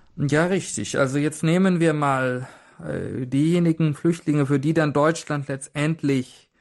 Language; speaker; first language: German; native; German